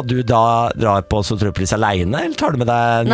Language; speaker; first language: Norwegian; native; Norwegian